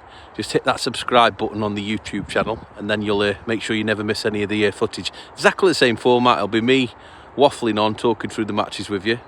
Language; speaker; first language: English; native; English